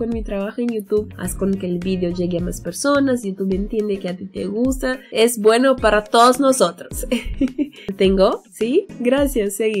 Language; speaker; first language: Spanish; non-native, fluent; Portuguese